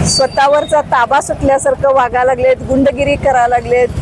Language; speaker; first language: Marathi; native; Marathi